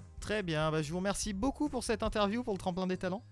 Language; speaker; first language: French; native; French